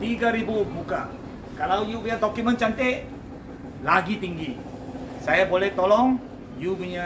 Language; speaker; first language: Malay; non-native, local second language; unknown